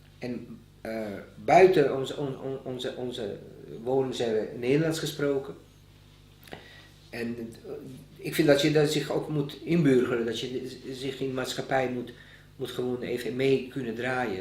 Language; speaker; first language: Dutch; non-native, fluent; Bosnian